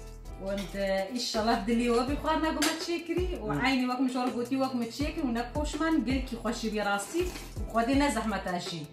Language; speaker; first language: German; non-native, learner; Kurdish